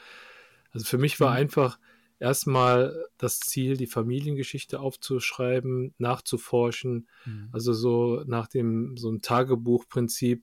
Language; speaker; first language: German; early bilingual, other home language; Korean